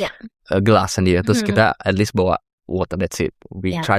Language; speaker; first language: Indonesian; native; Indonesian